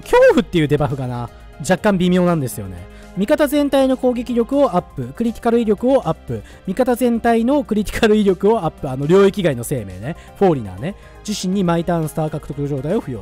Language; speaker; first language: Japanese; native; Japanese